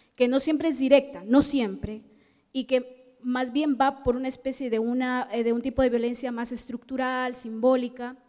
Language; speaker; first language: Spanish; native; Spanish